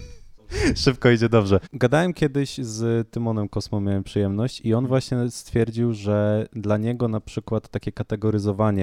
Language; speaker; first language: Polish; native; Polish